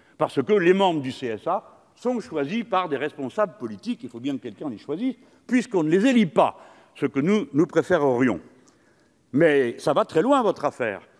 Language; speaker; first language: French; native; French